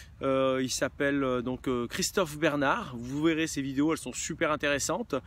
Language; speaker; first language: French; native; French